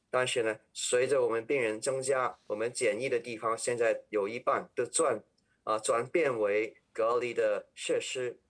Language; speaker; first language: Chinese; non-native, local second language; Cantonese